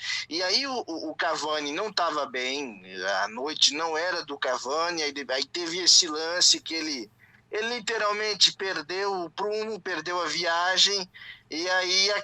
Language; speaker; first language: Portuguese; native; Portuguese